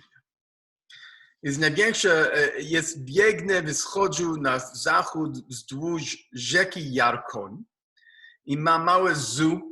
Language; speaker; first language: Polish; non-native, learner; Hebrew